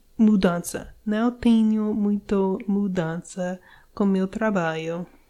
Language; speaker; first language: Portuguese; non-native, learner; English